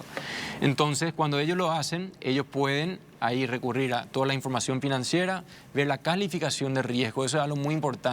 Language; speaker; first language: Spanish; native; Spanish